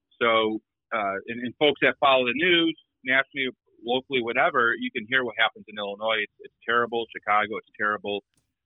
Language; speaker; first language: English; native; English